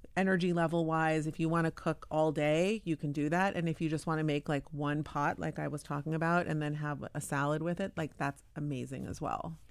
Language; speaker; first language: English; native; English